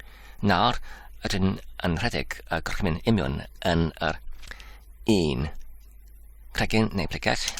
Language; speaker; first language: Welsh; non-native, learner; English